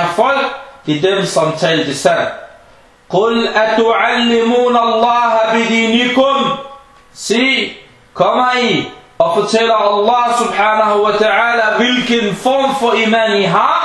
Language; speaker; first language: Danish; non-native, fluent; Arabic